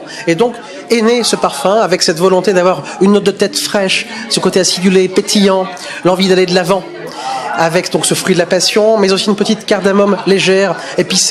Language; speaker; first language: French; native; French